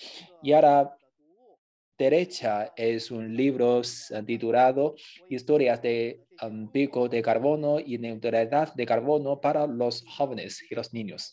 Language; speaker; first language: Spanish; non-native, fluent; Chinese